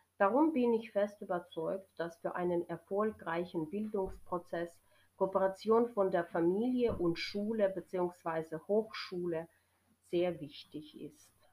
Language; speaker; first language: German; non-native, fluent; Ukrainian